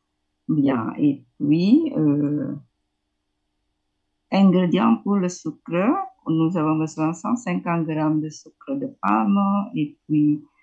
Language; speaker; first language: French; non-native, fluent; Indonesian